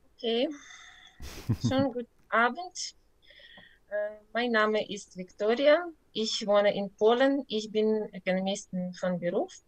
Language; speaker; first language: German; non-native, learner; Ukrainian